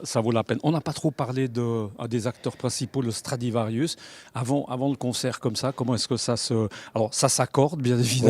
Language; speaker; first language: French; native; French